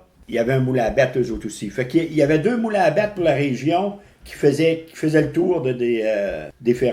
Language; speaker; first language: French; native; French